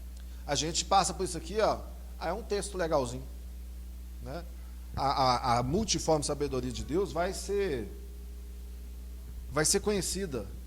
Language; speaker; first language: Portuguese; native; Portuguese